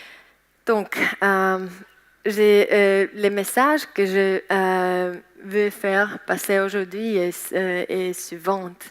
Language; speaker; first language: French; non-native, learner; Estonian